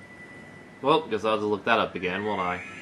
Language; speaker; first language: English; native; English